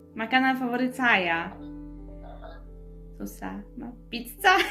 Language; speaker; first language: Indonesian; non-native, learner; Polish